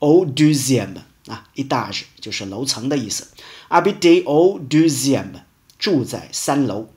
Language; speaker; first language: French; non-native, fluent; Chinese